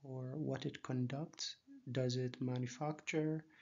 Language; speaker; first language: English; non-native, local second language; Amharic